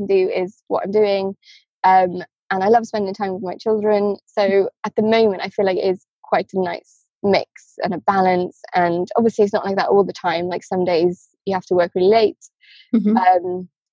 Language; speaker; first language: English; native; English